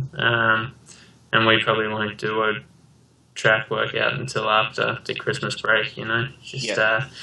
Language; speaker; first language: English; native; English